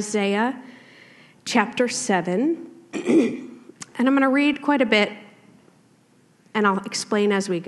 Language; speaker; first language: English; native; English